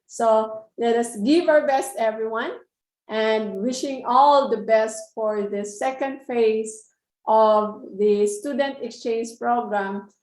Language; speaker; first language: English; non-native, local second language; Filipino